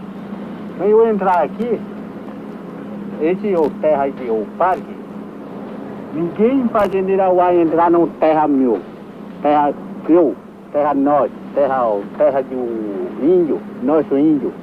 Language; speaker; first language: Portuguese; non-native, local second language; Kayapó